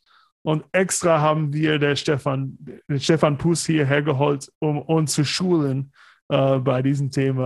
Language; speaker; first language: German; non-native, fluent; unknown